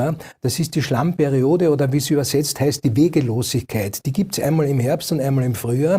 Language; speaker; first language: German; native; German